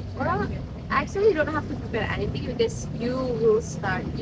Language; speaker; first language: English; non-native, learner; Indonesian